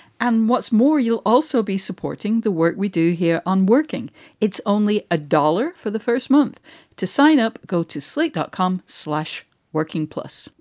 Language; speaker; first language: English; native; English